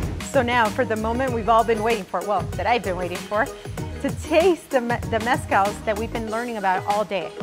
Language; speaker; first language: English; early bilingual, other home language; Spanish